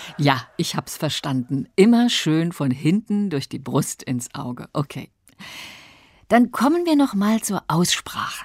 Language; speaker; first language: German; native; German